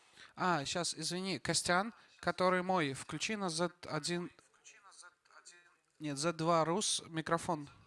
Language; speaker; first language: Russian; native; Russian